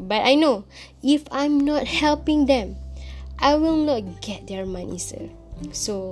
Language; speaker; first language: English; non-native, local second language; Malay